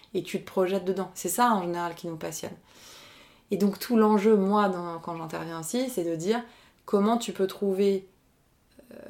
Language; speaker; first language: French; native; French